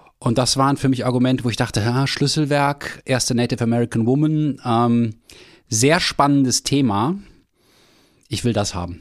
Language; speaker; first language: German; native; German